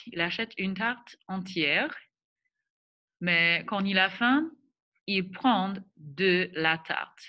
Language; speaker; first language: French; non-native, fluent; English